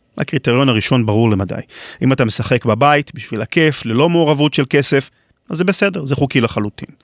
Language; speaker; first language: Hebrew; native; Hebrew